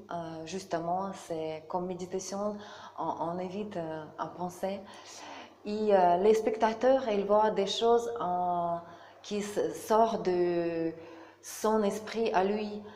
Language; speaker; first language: French; non-native, learner; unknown